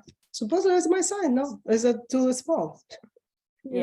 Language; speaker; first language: English; non-native, learner; Spanish